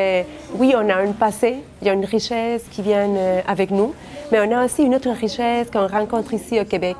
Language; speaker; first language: French; non-native, fluent; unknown